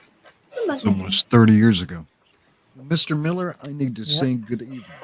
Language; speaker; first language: English; native; English